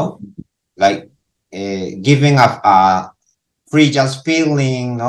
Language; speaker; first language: English; non-native, learner; Spanish